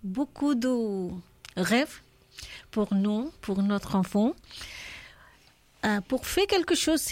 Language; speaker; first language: French; non-native, learner; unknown